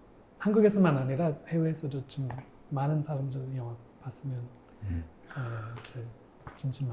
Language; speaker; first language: Korean; non-native, fluent; English